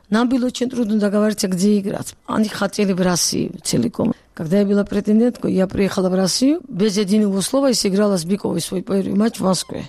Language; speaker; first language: Russian; non-native, local second language; Georgian